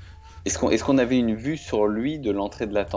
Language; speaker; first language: French; native; French